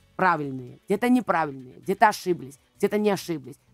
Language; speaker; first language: Russian; non-native, fluent; Georgian